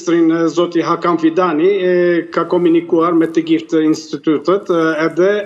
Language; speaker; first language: Albanian; early bilingual, heritage; Albanian